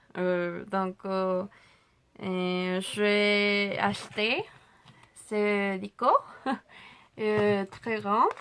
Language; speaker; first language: French; non-native, learner; Spanish